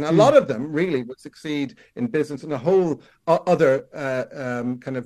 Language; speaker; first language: English; native; English